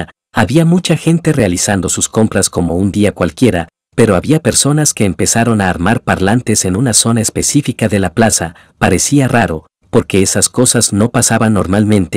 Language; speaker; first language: Spanish; native; Spanish